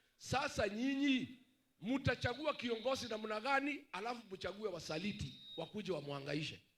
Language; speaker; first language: Swahili; non-native, local second language; Kikuyu